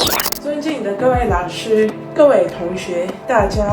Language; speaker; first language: Chinese; non-native, learner; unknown